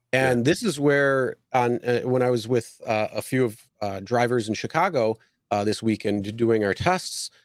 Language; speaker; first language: English; native; English